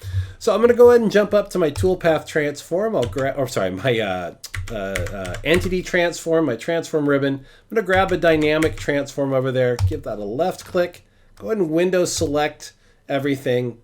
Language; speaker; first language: English; native; English